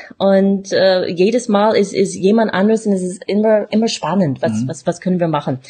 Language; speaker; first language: German; non-native, fluent; English